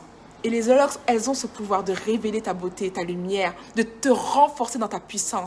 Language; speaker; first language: French; native; French